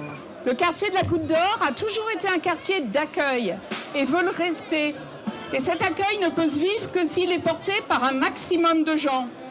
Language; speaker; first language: French; native; French